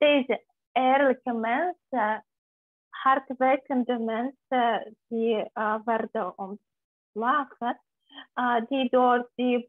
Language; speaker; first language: Dutch; non-native, fluent; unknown